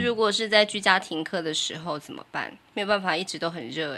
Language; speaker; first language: Chinese; native; Chinese